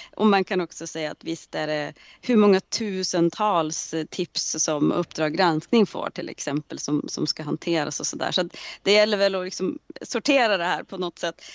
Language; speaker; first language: Swedish; native; Swedish